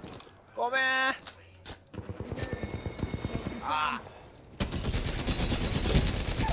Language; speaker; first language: Japanese; native; Japanese